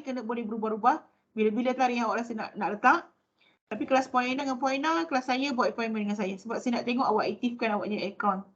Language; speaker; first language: Malay; native; Malay